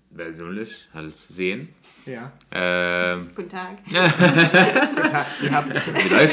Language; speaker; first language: German; non-native, fluent; Arabic